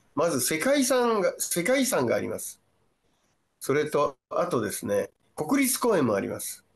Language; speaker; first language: Japanese; native; Japanese